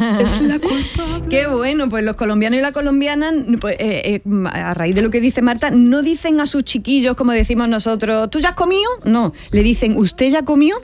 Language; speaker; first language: Spanish; native; Spanish